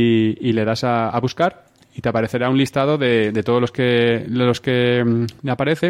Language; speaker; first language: Spanish; native; Spanish